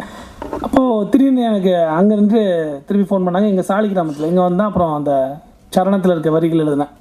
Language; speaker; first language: Tamil; native; Tamil